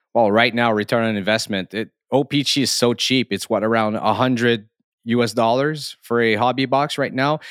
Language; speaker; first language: English; non-native, fluent; French